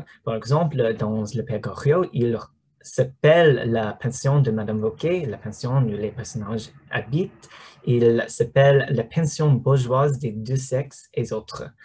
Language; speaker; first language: French; non-native, learner; English